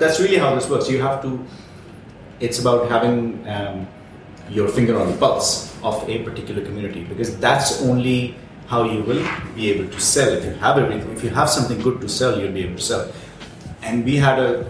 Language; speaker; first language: English; non-native, local second language; Urdu